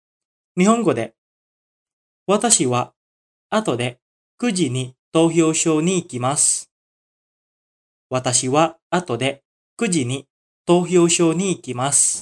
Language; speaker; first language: Japanese; non-native, fluent; Indonesian